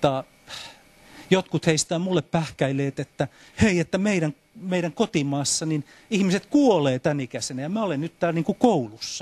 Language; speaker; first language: Finnish; native; Finnish